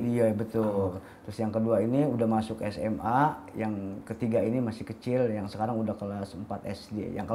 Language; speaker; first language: Indonesian; native; Indonesian